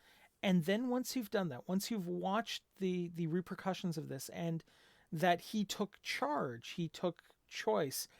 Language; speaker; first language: English; native; English